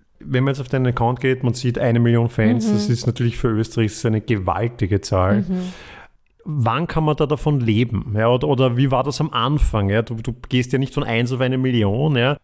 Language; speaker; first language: German; native; German